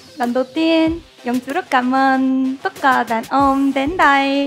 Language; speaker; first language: Vietnamese; non-native, learner; Korean